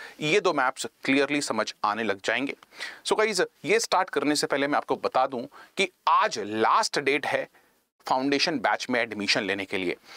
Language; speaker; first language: Hindi; native; Hindi